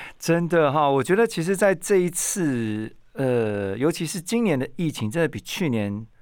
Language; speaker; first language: Chinese; native; Chinese